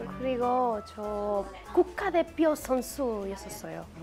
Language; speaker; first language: Korean; non-native, learner; Spanish